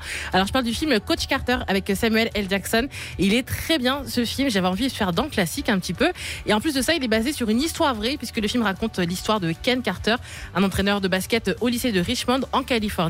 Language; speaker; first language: French; native; French